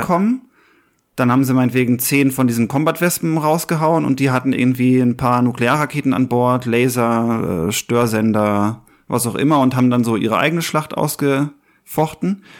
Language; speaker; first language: German; native; German